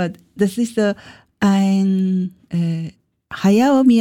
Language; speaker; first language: German; non-native, learner; Japanese